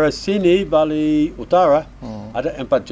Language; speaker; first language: Indonesian; non-native, learner; English